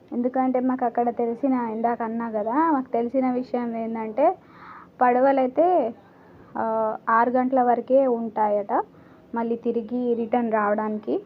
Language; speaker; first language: Telugu; non-native, learner; Marathi